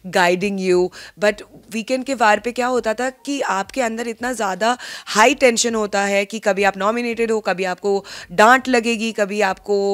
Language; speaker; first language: Hindi; non-native, local second language; Bangla